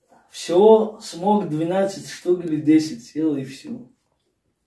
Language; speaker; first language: Russian; non-native, fluent; Tajik